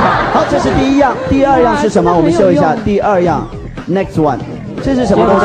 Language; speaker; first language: Chinese; native; Chinese